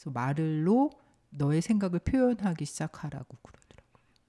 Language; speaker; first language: Korean; native; Korean